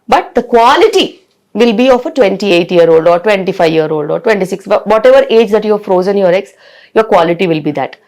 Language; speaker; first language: English; non-native, local second language; Telugu